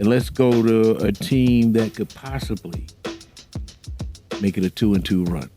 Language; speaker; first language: English; native; English